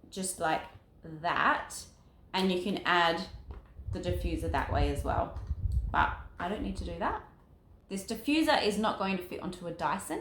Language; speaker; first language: English; native; English